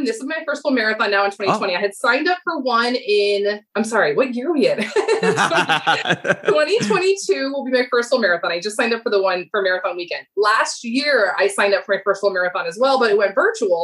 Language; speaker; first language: English; native; English